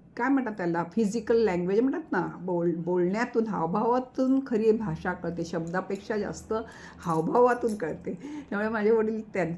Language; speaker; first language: Marathi; native; Marathi